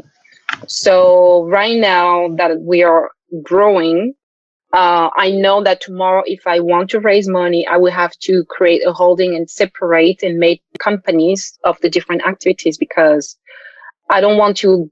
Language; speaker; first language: English; non-native, local second language; French